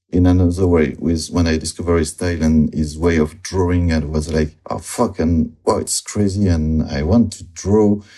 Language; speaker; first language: English; non-native, learner; French